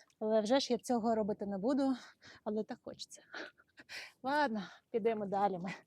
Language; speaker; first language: Ukrainian; non-native, local second language; Russian